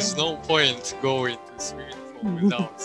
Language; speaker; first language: English; non-native, fluent; Russian